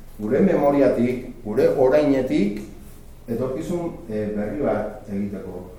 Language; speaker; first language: Basque; non-native, local second language; Spanish